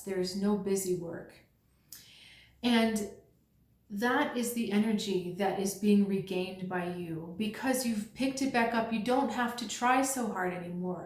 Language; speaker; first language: English; native; English